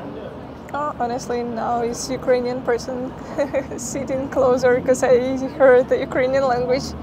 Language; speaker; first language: English; non-native, fluent; Ukrainian